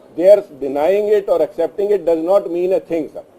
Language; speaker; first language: English; non-native, local second language; Punjabi